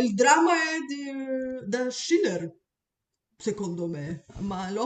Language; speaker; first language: Italian; non-native, fluent; Bulgarian